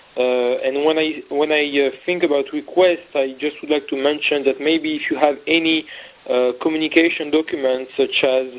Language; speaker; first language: English; non-native, fluent; French